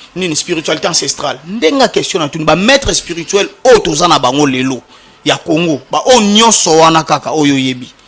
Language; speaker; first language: Lingala; non-native, local second language; Kongo